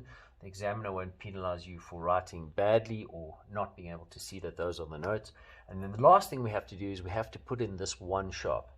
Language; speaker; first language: English; native; English